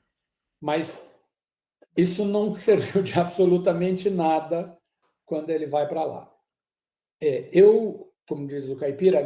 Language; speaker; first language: Portuguese; early bilingual, other home language; Guarani